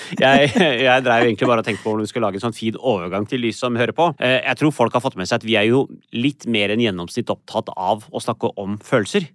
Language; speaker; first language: Norwegian; early bilingual, other home language; Punjabi